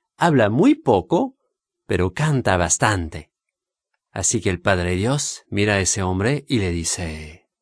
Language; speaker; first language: Spanish; non-native, fluent; French